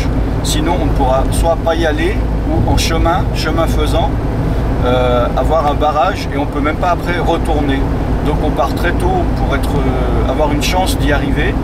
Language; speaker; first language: French; native; French